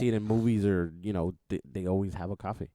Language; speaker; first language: English; native; English